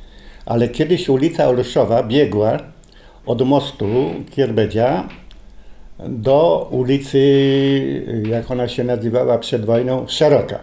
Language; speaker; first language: Polish; native; Polish